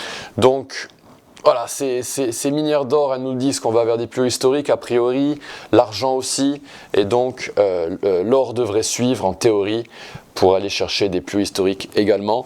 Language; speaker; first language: French; native; French